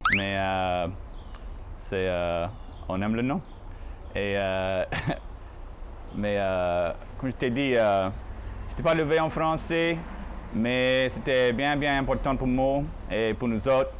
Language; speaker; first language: French; non-native, local second language; English